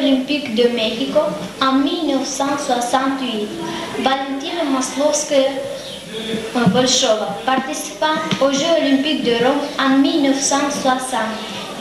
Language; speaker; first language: French; non-native, learner; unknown